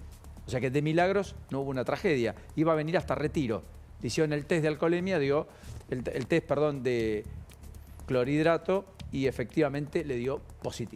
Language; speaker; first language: Spanish; native; Spanish